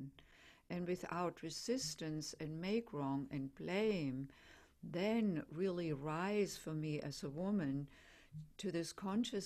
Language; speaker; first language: English; non-native, fluent; German